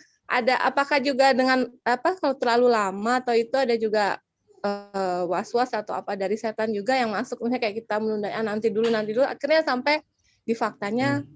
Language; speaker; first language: Indonesian; native; Indonesian